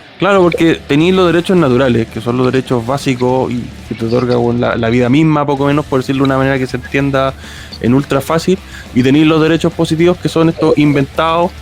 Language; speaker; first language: Spanish; native; Spanish